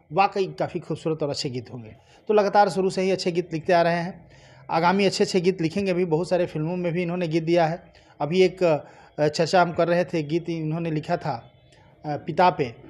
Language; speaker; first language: Hindi; native; Hindi